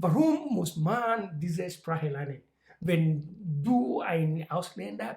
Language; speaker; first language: German; non-native, learner; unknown